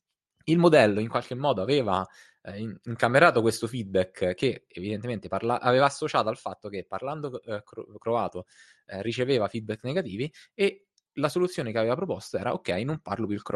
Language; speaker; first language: Italian; native; Italian